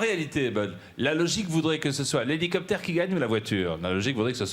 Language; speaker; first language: French; native; French